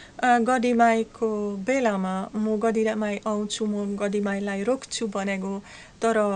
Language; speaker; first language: Nepali; non-native, learner; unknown